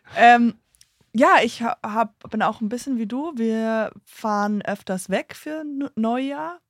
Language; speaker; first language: German; non-native, fluent; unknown